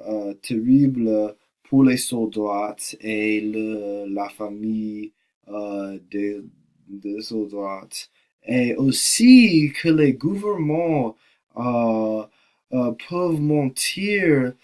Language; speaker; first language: French; non-native, learner; English